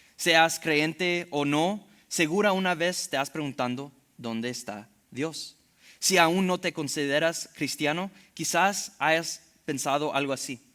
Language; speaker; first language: Spanish; early bilingual, heritage; Spanish